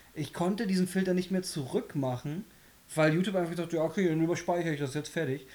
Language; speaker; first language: German; early bilingual, other home language; Polish